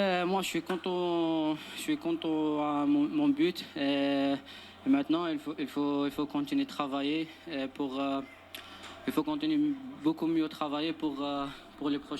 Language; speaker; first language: French; non-native, learner; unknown